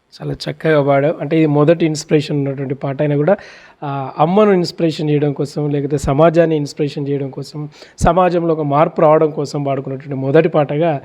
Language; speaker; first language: Telugu; native; Telugu